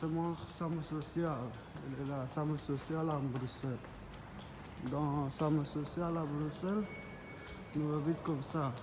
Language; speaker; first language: French; non-native, learner; Persian